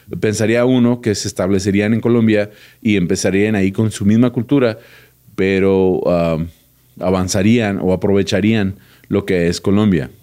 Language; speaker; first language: Spanish; early bilingual, heritage; Spanish